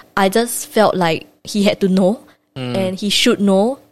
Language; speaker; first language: English; native; English